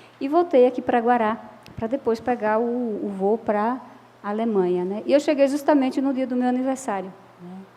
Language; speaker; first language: Portuguese; native; Portuguese